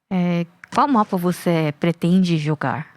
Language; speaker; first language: Portuguese; non-native, learner; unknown